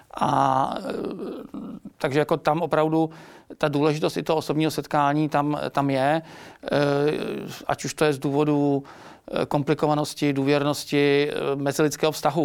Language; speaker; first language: Czech; native; Czech